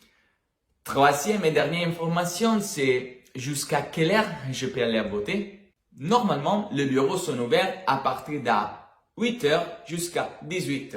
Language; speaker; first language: French; non-native, learner; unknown